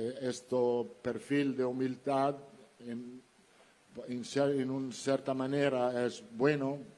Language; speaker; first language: Spanish; non-native, fluent; Italian